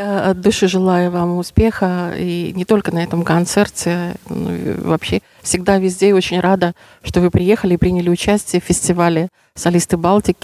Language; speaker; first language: Russian; native; Russian